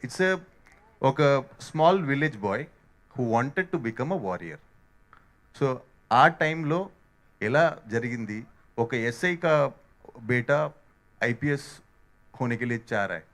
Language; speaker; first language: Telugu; non-native, learner; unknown